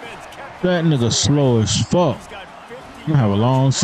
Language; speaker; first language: English; native; English